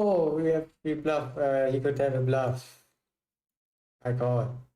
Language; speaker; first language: English; non-native, fluent; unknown